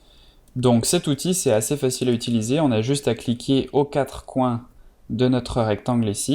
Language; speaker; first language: French; native; French